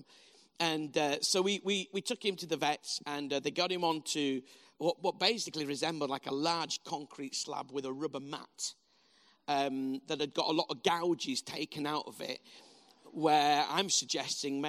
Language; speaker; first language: English; native; English